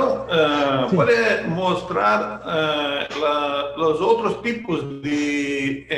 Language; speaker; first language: Portuguese; non-native, learner; Spanish